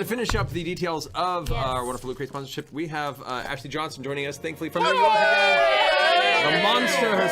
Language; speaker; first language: English; native; English